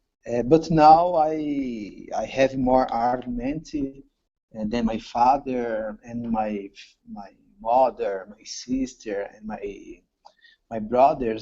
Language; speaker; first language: English; non-native, learner; Portuguese